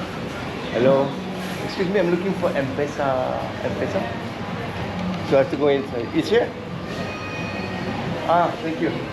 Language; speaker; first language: English; non-native, learner; French